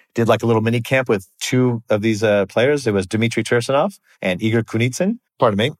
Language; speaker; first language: English; native; English